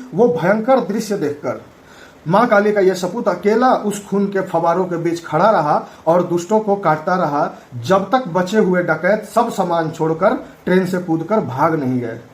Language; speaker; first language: Hindi; native; Hindi